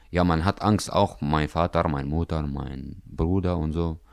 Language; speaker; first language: German; non-native, learner; Arabic